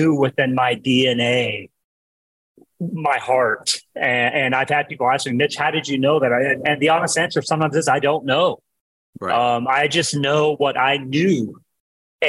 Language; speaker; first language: English; native; English